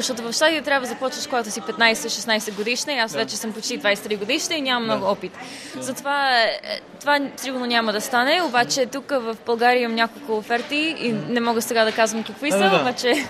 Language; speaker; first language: Bulgarian; early bilingual, heritage; Bulgarian